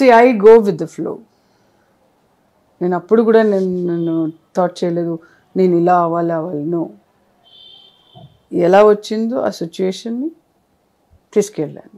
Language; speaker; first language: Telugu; non-native, local second language; Kannada